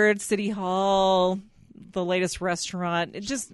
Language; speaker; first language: English; native; English